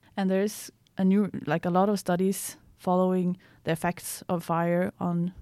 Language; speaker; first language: English; non-native, fluent; Swedish